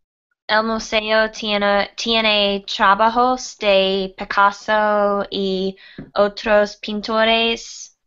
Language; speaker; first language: Spanish; non-native, learner; English